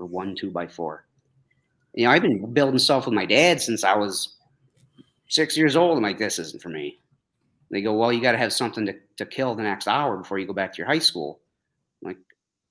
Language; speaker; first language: English; native; English